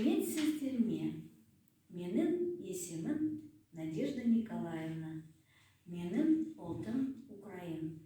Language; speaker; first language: Kazakh; non-native, local second language; Russian